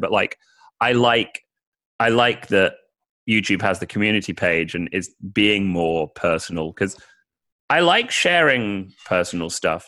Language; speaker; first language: English; native; English